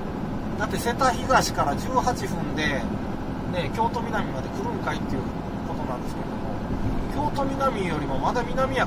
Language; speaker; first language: Japanese; native; Japanese